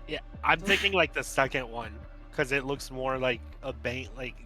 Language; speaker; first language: English; native; English